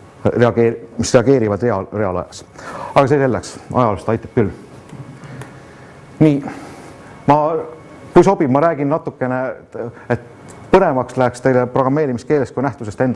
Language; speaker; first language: Estonian; native; Estonian